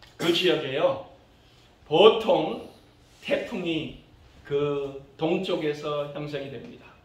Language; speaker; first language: Korean; early bilingual, other home language; English